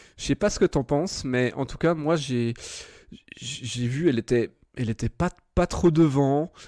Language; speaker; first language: French; native; French